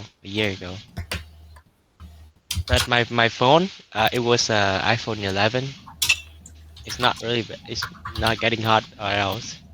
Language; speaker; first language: English; non-native, learner; Vietnamese